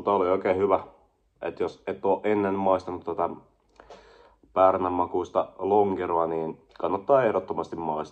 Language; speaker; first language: Finnish; native; Finnish